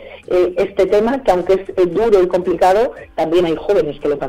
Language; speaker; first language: Spanish; native; Spanish